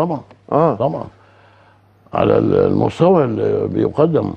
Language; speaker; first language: Arabic; native; Arabic